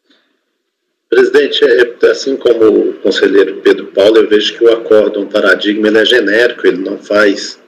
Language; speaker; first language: Portuguese; native; Portuguese